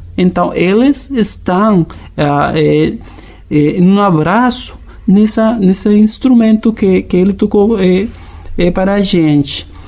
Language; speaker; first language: Portuguese; non-native, fluent; Spanish